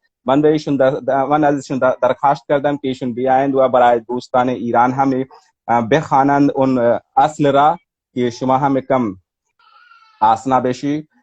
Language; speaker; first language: Persian; non-native, fluent; Hindi